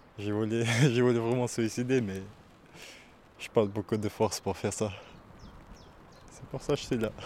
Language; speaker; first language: French; non-native, learner; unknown